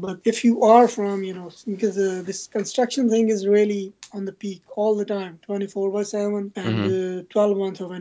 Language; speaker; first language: English; non-native, local second language; Punjabi